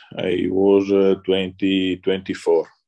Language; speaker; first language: English; non-native, learner; Italian